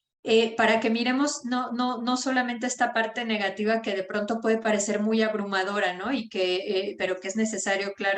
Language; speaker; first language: Spanish; native; Spanish